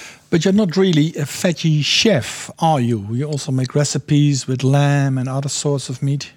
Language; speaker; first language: English; non-native, fluent; Dutch